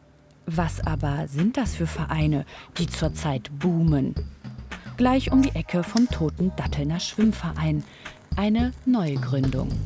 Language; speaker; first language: German; native; German